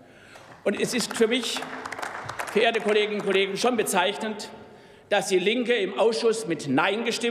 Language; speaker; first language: German; native; German